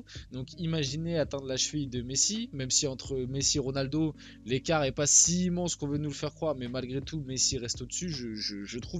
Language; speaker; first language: French; early bilingual, other home language; Portuguese